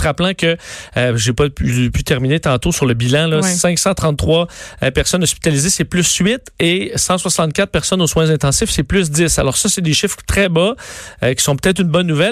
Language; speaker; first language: French; native; French